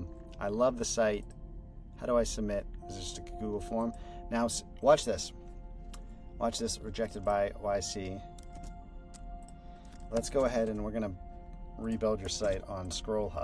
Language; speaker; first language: English; native; English